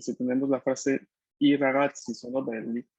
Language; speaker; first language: Italian; non-native, fluent; Spanish